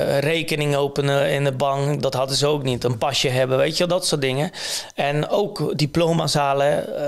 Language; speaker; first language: Dutch; non-native, fluent; Polish